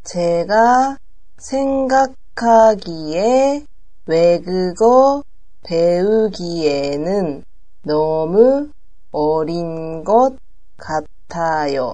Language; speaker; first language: Korean; non-native, learner; Japanese